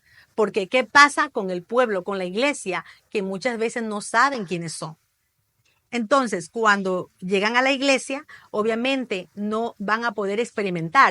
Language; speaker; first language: Spanish; native; Spanish